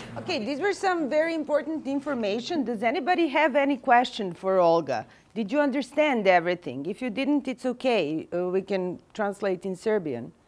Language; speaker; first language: English; non-native, fluent; Serbian